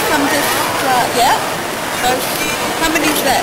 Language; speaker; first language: English; non-native, learner; Vietnamese